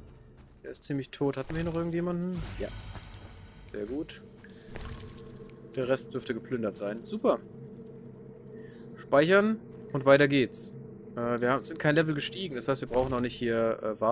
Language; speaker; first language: German; native; German